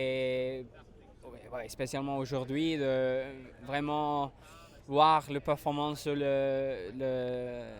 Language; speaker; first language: French; non-native, learner; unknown